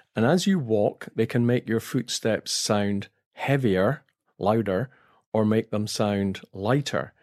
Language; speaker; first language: English; native; English